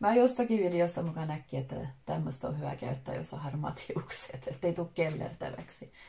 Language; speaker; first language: Finnish; early bilingual, heritage; Finnish